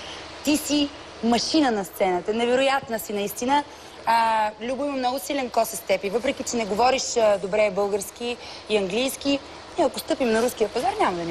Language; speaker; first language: Bulgarian; native; Bulgarian